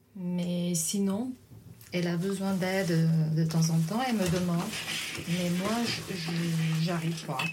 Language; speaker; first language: French; non-native, fluent; Portuguese